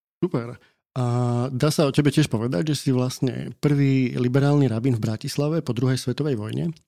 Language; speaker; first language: Slovak; native; Slovak